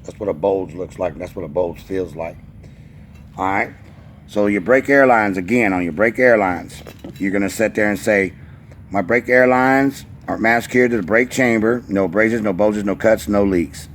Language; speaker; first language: English; native; English